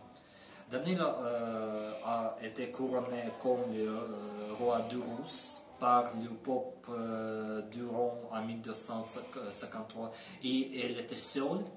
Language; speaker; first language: French; non-native, learner; Ukrainian